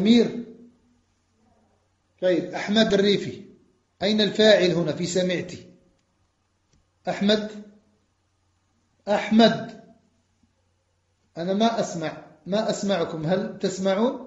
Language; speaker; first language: Arabic; non-native, fluent; French